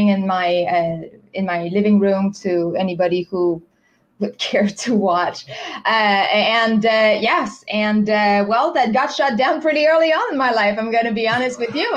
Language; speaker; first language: English; non-native, fluent; French